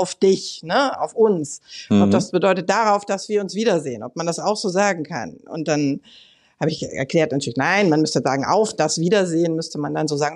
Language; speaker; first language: German; native; German